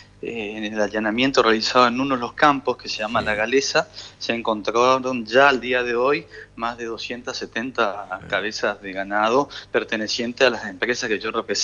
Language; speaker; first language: Spanish; native; Spanish